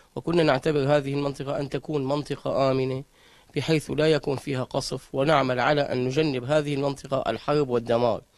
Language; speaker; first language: Arabic; native; Arabic